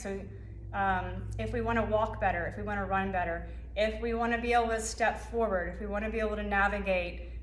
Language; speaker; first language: English; native; English